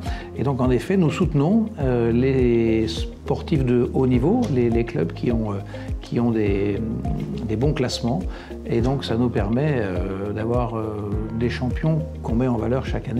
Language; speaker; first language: French; native; French